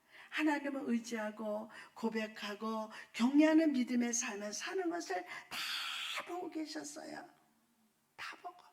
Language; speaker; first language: Korean; native; Korean